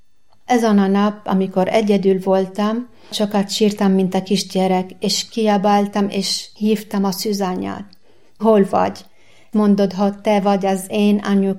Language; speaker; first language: Hungarian; non-native, fluent; Arabic